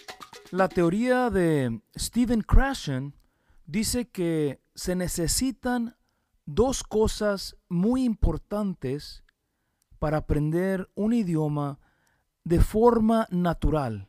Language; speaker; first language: Spanish; early bilingual, heritage; Spanish